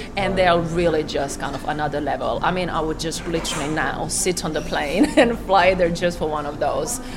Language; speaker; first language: English; non-native, fluent; Croatian